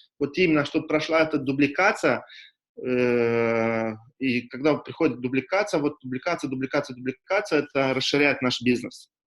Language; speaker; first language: Russian; non-native, local second language; Romanian